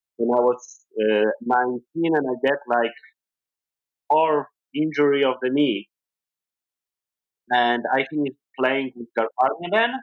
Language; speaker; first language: English; non-native, fluent; Polish